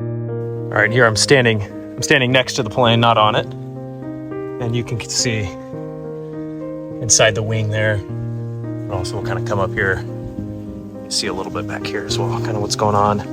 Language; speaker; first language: English; native; English